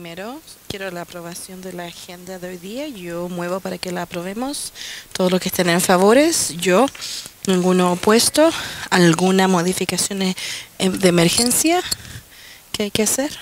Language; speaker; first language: Spanish; non-native, fluent; English